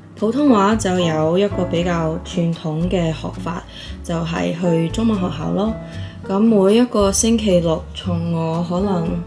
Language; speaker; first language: Chinese; early bilingual, heritage; Cantonese